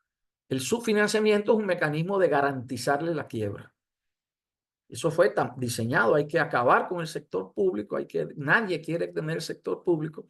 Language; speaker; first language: Spanish; native; Spanish